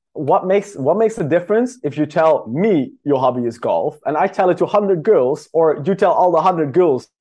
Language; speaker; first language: English; non-native, fluent; Dutch